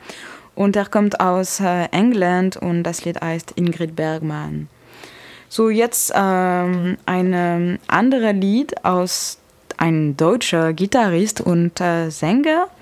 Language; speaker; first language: German; non-native, learner; French